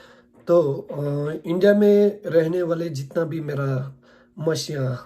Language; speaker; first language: Hindi; non-native, learner; Nepali